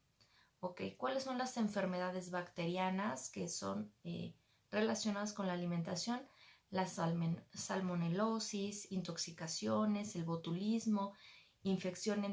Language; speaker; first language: Spanish; native; Spanish